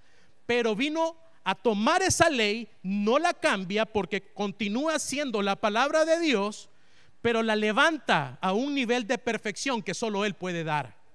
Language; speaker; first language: Spanish; native; Spanish